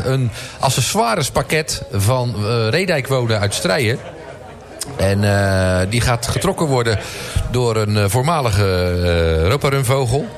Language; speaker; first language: Dutch; native; Dutch